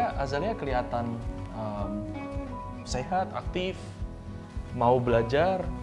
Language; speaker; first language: Indonesian; native; Indonesian